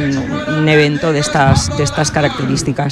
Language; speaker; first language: Spanish; native; Spanish